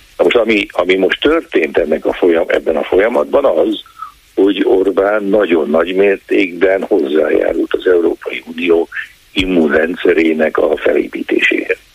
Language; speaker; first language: Hungarian; native; Hungarian